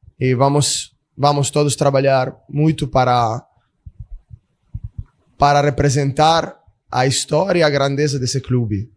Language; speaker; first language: Portuguese; non-native, fluent; Italian